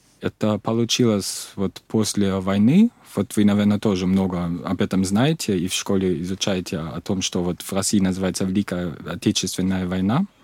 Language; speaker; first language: Russian; non-native, fluent; German